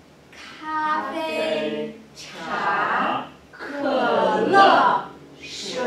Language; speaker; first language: Chinese; non-native, learner; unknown